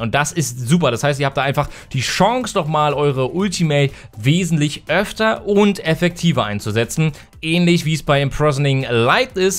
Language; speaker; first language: German; native; German